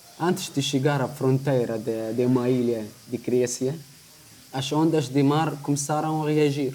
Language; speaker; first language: Portuguese; non-native, learner; Arabic